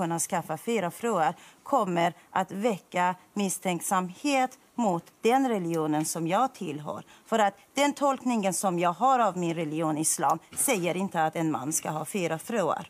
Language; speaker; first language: Swedish; non-native, fluent; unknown